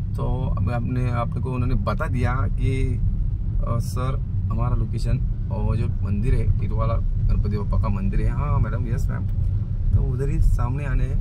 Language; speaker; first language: Hindi; non-native, local second language; Marathi